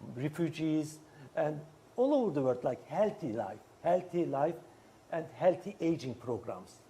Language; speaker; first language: English; non-native, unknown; Turkish